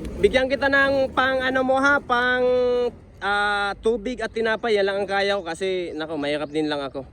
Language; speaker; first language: Filipino; non-native, local second language; Bikol